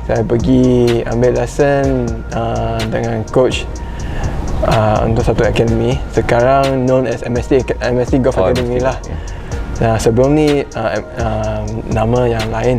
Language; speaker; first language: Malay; non-native, local second language; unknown